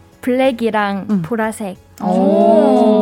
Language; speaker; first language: Korean; non-native, learner; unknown